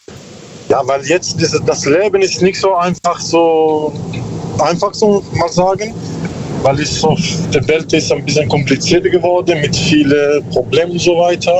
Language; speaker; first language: German; non-native, learner; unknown